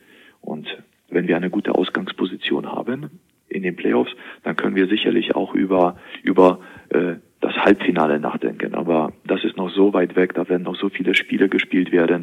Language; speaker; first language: German; native; German